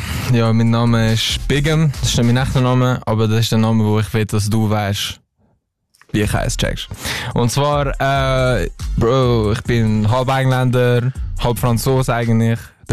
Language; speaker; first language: Swiss German; non-native, local second language; English